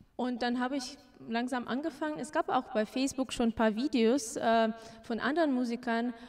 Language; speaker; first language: German; non-native, fluent; Azerbaijani